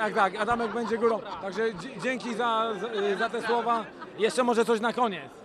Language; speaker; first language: Polish; native; Polish